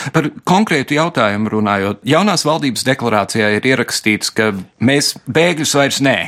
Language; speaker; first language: Latvian; early bilingual, heritage; Latvian